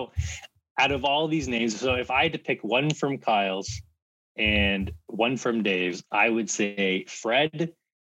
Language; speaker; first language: English; native; English